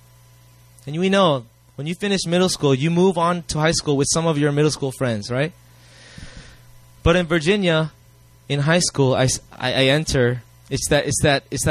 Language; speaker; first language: English; native; English